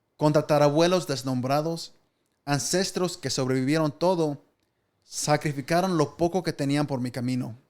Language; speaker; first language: Spanish; early bilingual, other home language; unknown